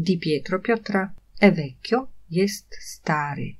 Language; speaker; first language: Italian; non-native, fluent; Polish